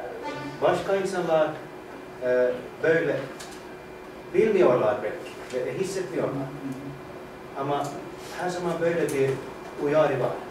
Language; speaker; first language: Turkish; non-native, learner; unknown